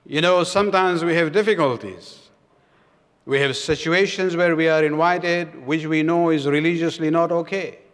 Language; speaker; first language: English; non-native, local second language; Urdu